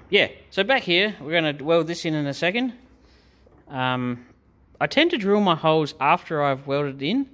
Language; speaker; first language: English; native; English